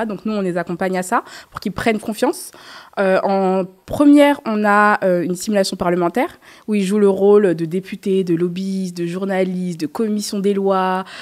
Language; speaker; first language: French; native; French